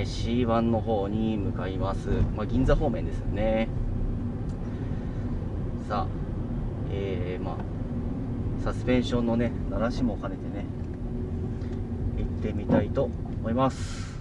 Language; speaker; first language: Japanese; native; Japanese